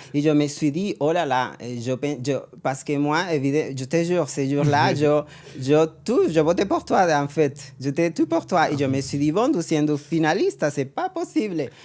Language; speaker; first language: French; non-native, fluent; Spanish